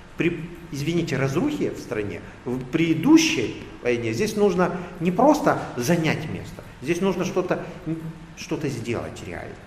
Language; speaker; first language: Russian; native; Russian